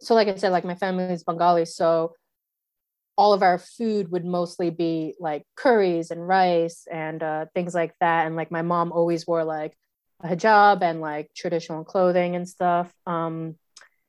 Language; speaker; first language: English; native; English